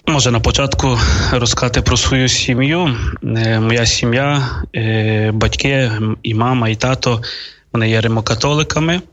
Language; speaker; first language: Ukrainian; native; Ukrainian